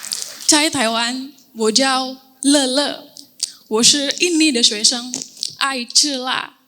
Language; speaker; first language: Chinese; non-native, learner; Indonesian